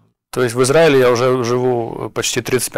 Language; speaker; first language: Russian; native; Russian